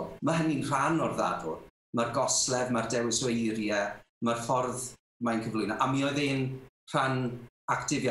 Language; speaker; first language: Welsh; native; Welsh